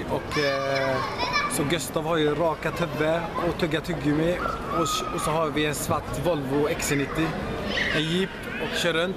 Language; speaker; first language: Swedish; early bilingual, other home language; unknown